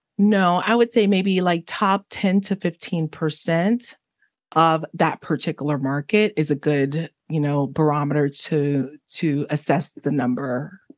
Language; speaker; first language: English; early bilingual, other home language; Haitian Creole